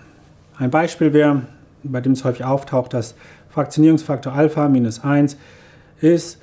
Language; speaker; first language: German; native; German